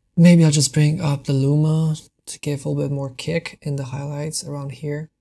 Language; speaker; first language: English; non-native, fluent; Hungarian